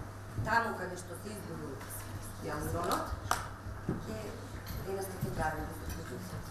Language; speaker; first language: Macedonian; native; Macedonian